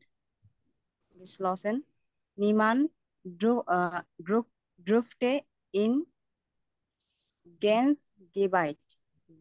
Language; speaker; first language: German; non-native, learner; Bangla